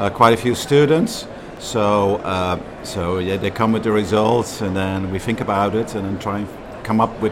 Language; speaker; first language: English; non-native, fluent; Dutch